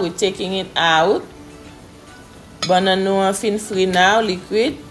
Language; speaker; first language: English; non-native, fluent; Haitian Creole